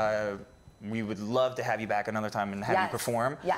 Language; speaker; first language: English; native; English